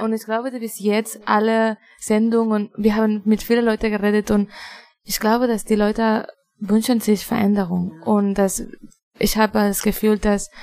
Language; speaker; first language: German; non-native, fluent; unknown